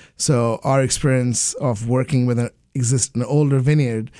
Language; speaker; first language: English; non-native, local second language; Bangla